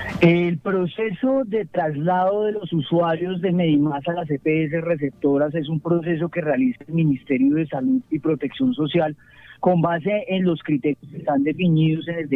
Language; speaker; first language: Spanish; native; Spanish